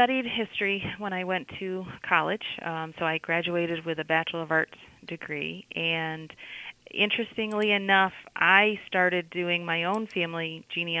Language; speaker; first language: English; native; English